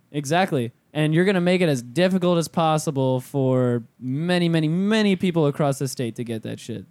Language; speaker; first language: English; native; English